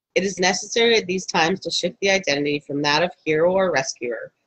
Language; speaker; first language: English; native; English